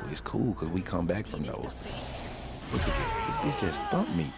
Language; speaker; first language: English; native; English